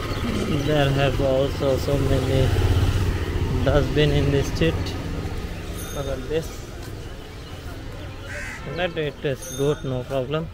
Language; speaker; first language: English; non-native, learner; Bangla